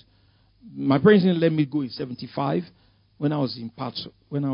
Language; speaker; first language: English; non-native, local second language; Yoruba